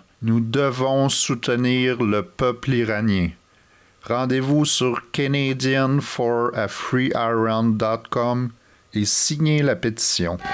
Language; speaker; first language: French; native; French